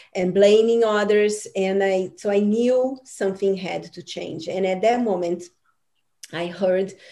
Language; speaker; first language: English; non-native, fluent; Portuguese